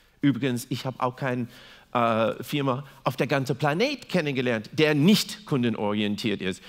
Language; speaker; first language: German; non-native, fluent; English